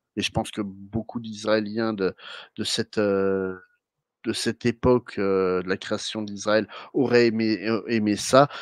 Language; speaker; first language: French; native; French